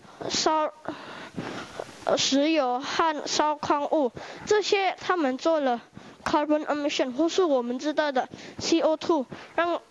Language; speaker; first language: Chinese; non-native, learner; Indonesian